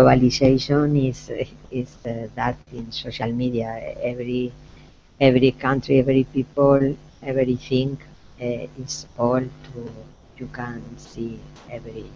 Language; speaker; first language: English; non-native, learner; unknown